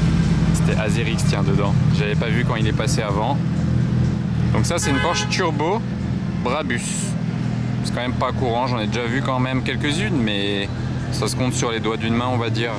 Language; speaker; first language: French; native; French